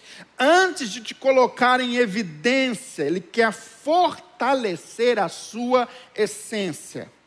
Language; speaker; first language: Portuguese; native; Portuguese